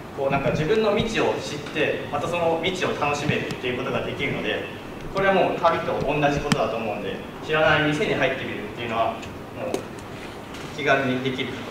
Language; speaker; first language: Japanese; native; Japanese